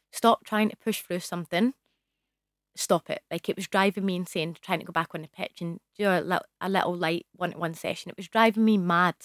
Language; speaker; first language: English; native; English